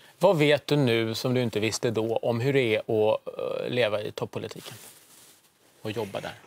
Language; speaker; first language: Swedish; native; Swedish